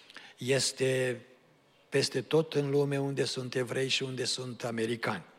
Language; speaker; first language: Romanian; native; Romanian